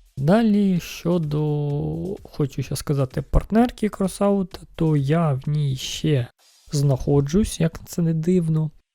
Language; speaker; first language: Ukrainian; non-native, local second language; Russian